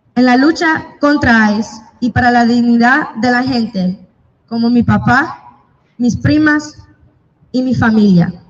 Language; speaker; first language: Spanish; early bilingual, heritage; Spanish